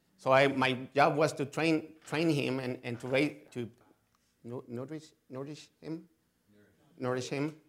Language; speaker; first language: English; non-native, fluent; Spanish